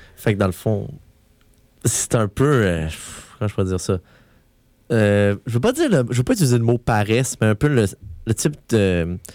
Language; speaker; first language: French; native; French